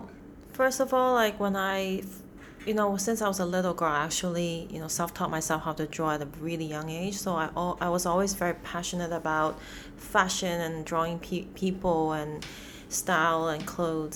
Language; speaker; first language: English; non-native, local second language; Cantonese